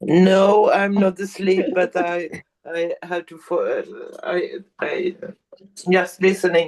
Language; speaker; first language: English; non-native, learner; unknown